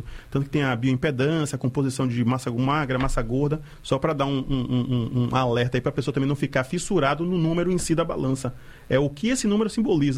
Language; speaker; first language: Portuguese; native; Portuguese